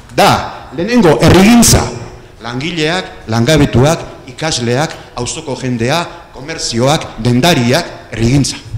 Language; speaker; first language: Basque; non-native, local second language; Spanish